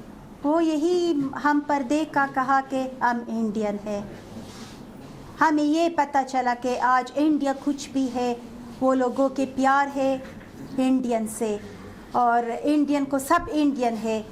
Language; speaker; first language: Hindi; non-native, fluent; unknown